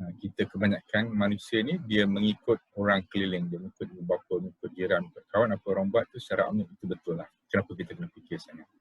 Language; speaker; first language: Malay; native; Malay